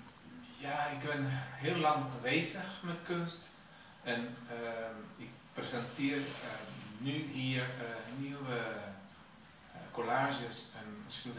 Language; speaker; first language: Dutch; non-native, fluent; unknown